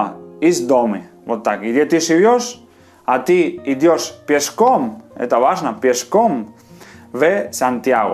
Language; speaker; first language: Russian; non-native, fluent; Spanish